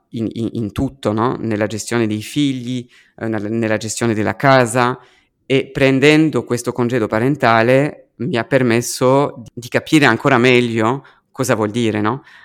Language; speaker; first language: Italian; early bilingual, heritage; French